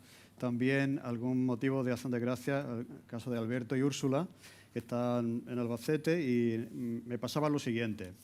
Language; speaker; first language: Spanish; native; Spanish